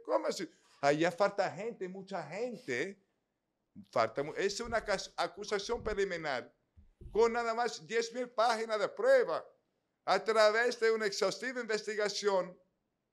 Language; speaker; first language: Spanish; native; Spanish